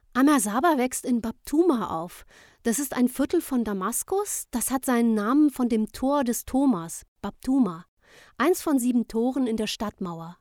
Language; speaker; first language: German; native; German